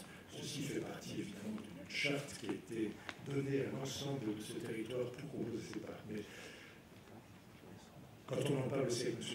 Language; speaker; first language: French; native; French